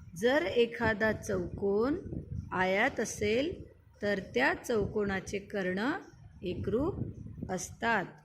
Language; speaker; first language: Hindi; non-native, local second language; Marathi